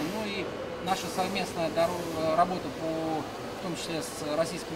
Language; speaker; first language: Russian; native; Russian